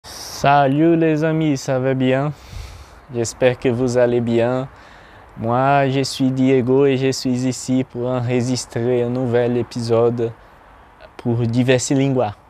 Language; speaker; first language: French; non-native, learner; Portuguese